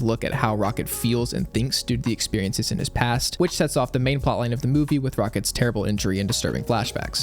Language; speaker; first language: English; native; English